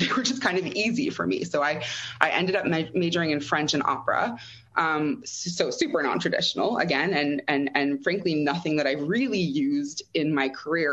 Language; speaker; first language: English; native; English